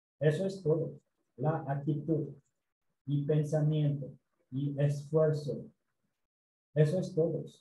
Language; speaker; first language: Spanish; non-native, learner; Korean